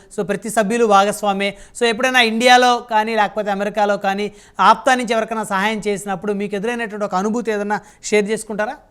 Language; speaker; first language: Telugu; native; Telugu